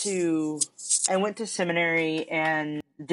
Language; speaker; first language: English; native; English